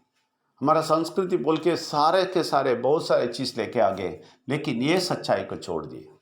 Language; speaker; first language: Hindi; non-native, local second language; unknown